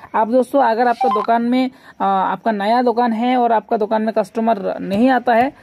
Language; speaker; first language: Hindi; non-native, local second language; Bangla